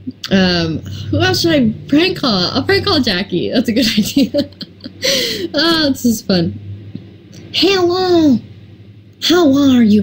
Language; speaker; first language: English; native; English